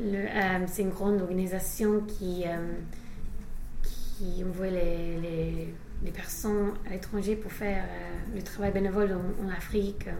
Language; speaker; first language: French; non-native, fluent; English